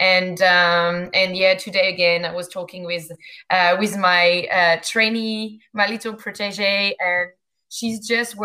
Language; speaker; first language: English; non-native, fluent; French